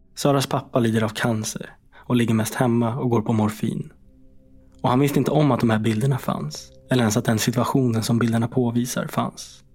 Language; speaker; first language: Swedish; native; Swedish